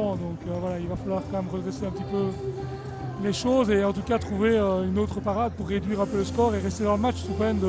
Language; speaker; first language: French; native; French